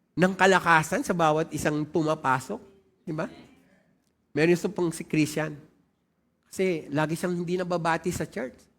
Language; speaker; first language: Filipino; non-native, local second language; Waray